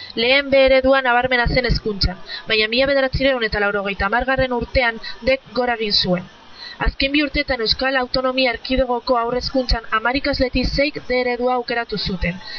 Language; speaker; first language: Basque; non-native, local second language; Spanish